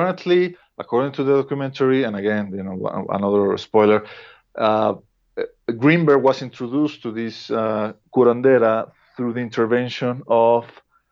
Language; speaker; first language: English; non-native, fluent; Spanish